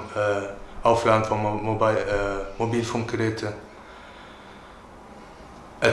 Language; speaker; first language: German; early bilingual, other home language; Turkish